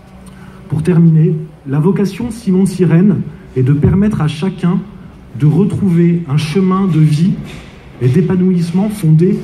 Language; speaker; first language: French; native; French